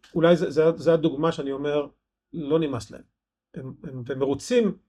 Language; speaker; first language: Hebrew; native; Hebrew